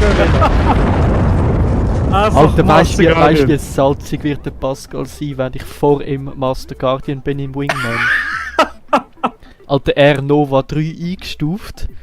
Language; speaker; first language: German; native; German